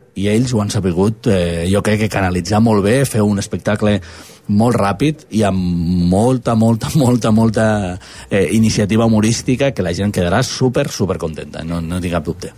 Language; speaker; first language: Catalan; native; Catalan